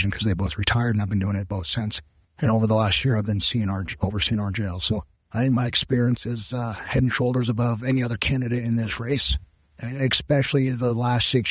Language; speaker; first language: English; non-native, local second language; Spanish